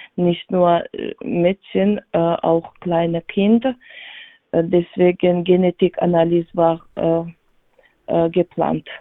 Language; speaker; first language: German; non-native, learner; Georgian